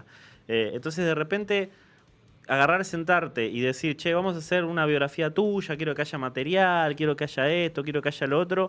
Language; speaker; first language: Spanish; native; Spanish